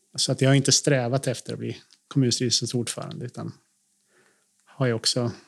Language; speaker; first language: Swedish; native; Swedish